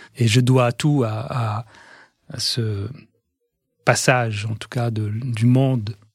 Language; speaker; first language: French; non-native, local second language; Arabic